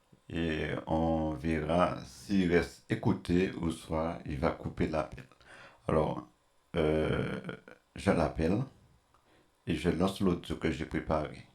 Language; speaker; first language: French; native; French